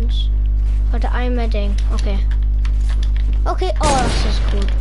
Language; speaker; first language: German; non-native, learner; English